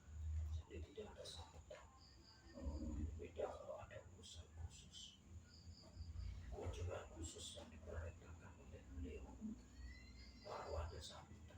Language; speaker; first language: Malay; non-native, local second language; Javanese